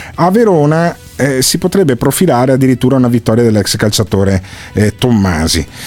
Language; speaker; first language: Italian; native; Italian